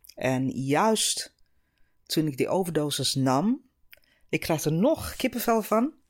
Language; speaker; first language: Dutch; non-native, fluent; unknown